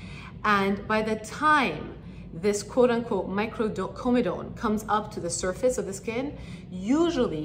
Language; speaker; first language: English; native; English